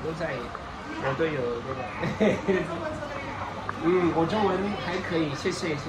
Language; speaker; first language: Chinese; non-native, fluent; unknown